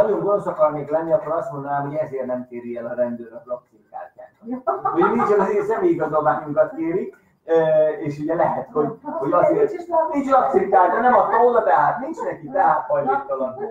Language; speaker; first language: Hungarian; native; Hungarian